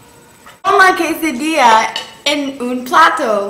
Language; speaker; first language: Spanish; non-native, learner; English